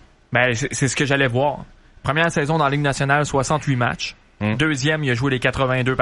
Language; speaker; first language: French; native; French